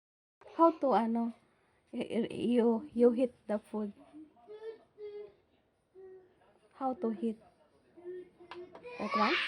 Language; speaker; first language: English; non-native, learner; Filipino